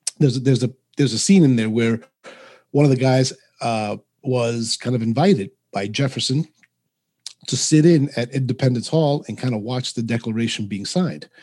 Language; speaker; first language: English; early bilingual, other home language; Spanish